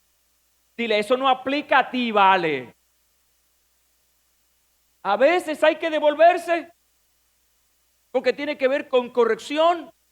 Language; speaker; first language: Spanish; native; Spanish